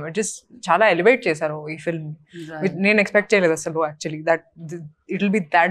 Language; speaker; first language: Telugu; non-native, fluent; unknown